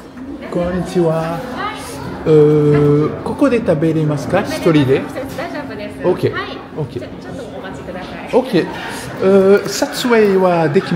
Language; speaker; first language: Japanese; non-native, learner; French